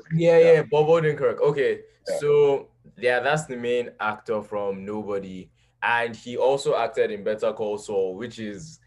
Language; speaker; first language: English; non-native, local second language; Yoruba